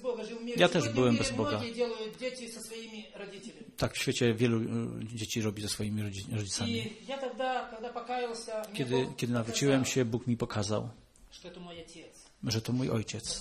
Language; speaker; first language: Polish; non-native, learner; Russian